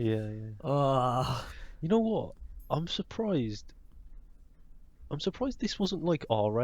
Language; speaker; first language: English; native; English